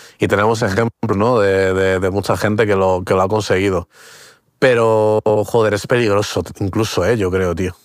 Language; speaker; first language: Spanish; early bilingual, other home language; Portuguese